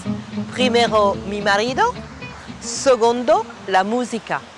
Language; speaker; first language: Spanish; non-native, learner; French